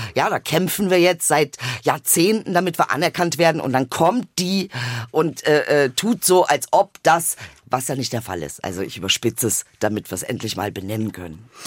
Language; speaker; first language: German; early bilingual, other home language; Turkish